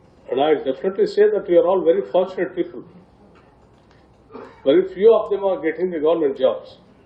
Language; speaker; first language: English; non-native, local second language; Telugu